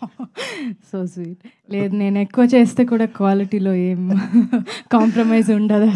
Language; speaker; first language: Telugu; non-native, fluent; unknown